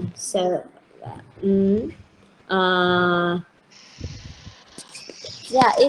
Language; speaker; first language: English; non-native, learner; Vietnamese